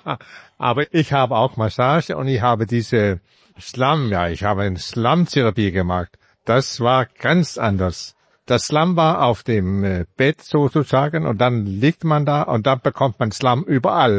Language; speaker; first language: German; non-native, fluent; Danish